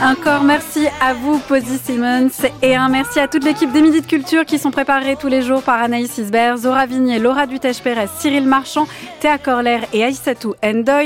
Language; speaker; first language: French; native; French